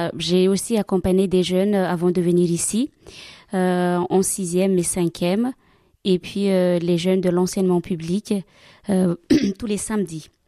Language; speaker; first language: French; non-native, local second language; Malagasy